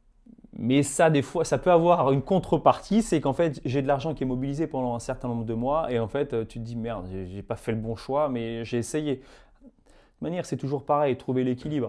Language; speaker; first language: French; native; French